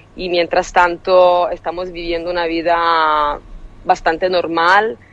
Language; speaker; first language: Spanish; non-native, fluent; Italian